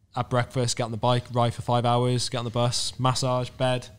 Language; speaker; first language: English; native; English